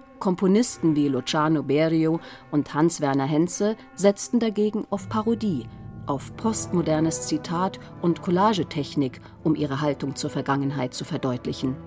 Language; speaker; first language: German; native; German